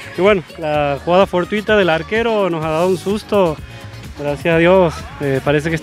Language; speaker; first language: Spanish; native; Spanish